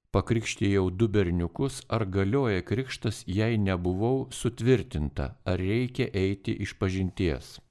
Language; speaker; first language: Lithuanian; native; Lithuanian